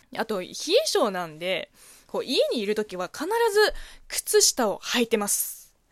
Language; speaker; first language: Japanese; non-native, fluent; Chinese